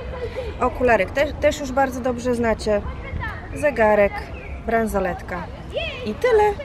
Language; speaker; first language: Polish; native; Polish